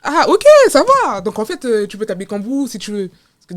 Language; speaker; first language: French; native; French